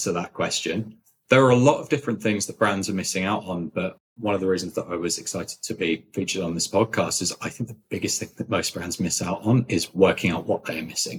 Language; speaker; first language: English; native; English